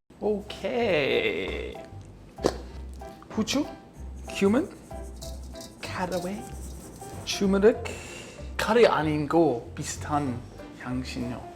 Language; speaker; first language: Korean; non-native, learner; English